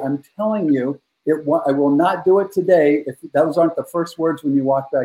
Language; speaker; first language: English; native; English